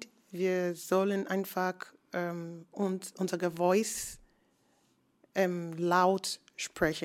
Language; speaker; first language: German; non-native, learner; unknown